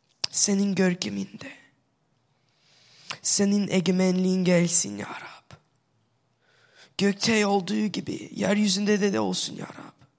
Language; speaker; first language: Turkish; non-native, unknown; English